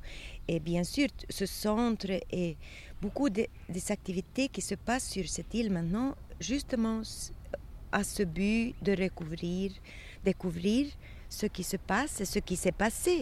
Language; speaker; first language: French; non-native, fluent; Swedish